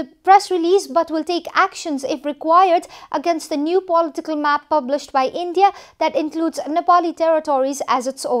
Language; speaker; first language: English; non-native, local second language; Nepali